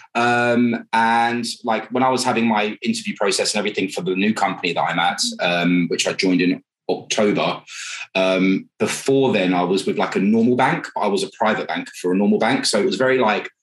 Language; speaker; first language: English; native; English